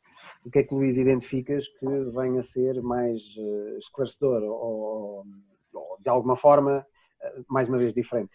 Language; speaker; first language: Portuguese; native; Portuguese